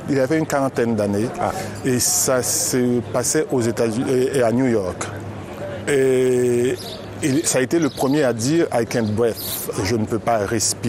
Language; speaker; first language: French; non-native, local second language; Haitian Creole